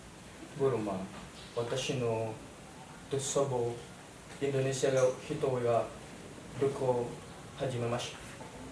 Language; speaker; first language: Japanese; non-native, learner; Indonesian